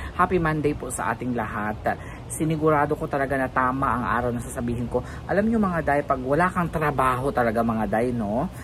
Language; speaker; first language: Filipino; non-native, local second language; Cebuano